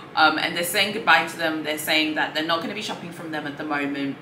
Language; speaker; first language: English; non-native, local second language; Swahili